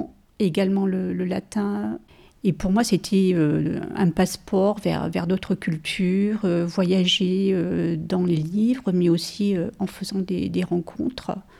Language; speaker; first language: French; early bilingual, other home language; Portuguese